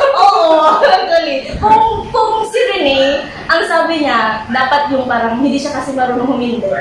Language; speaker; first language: Filipino; non-native, local second language; Pangasinan